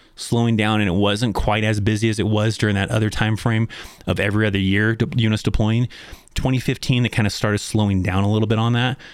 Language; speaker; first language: English; native; English